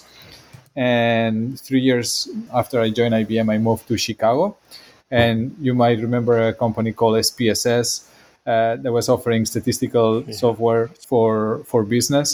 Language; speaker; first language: English; non-native, fluent; Spanish